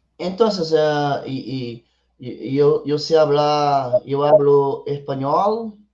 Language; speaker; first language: Spanish; non-native, learner; Portuguese